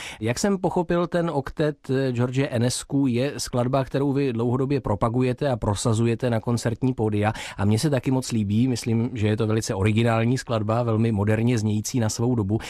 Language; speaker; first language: Czech; native; Czech